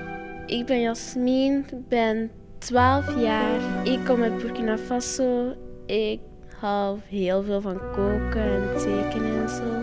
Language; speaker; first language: Dutch; early bilingual, other home language; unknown